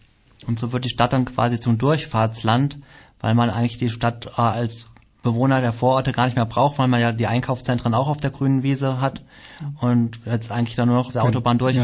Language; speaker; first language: German; native; German